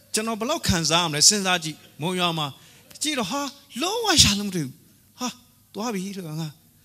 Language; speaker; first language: Burmese; non-native, local second language; Hakha Chin